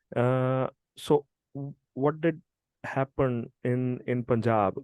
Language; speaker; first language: English; non-native, local second language; Punjabi